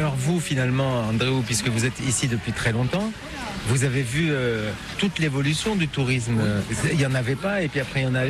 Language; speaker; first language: French; native; French